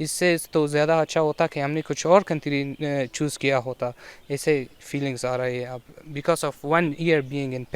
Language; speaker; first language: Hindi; non-native, fluent; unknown